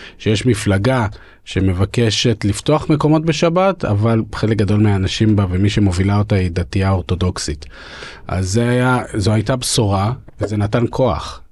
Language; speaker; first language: Hebrew; early bilingual, other home language; Russian